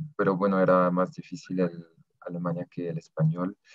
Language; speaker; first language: Spanish; non-native, fluent; French